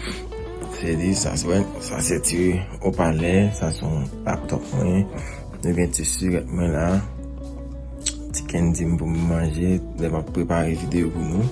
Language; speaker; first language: French; non-native, learner; Haitian Creole